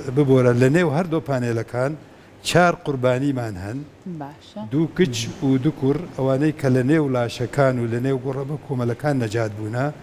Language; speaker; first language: Central Kurdish; non-native, local second language; Kurdish